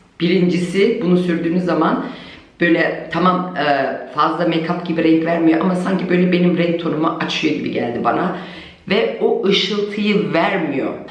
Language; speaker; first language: Turkish; early bilingual, heritage; Turkish